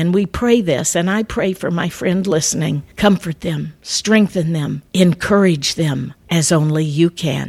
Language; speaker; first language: English; native; English